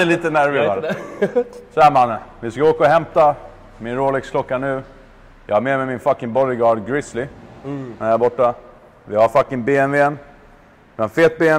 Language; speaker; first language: Swedish; native; Swedish